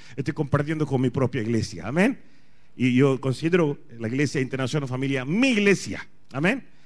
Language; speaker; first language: Spanish; non-native, fluent; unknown